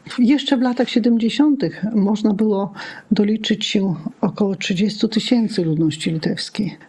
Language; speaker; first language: Polish; non-native, local second language; Lithuanian